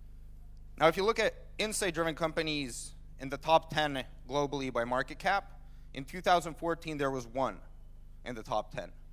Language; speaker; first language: English; non-native, fluent; Finnish